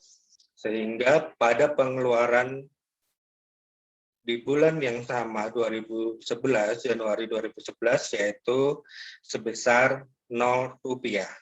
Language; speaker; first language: Indonesian; native; Indonesian